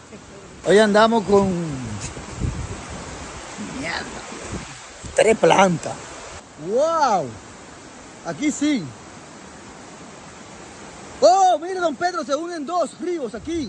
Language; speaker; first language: Spanish; native; Spanish